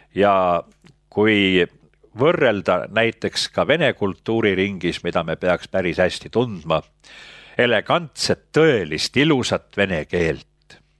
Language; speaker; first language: Estonian; native; Estonian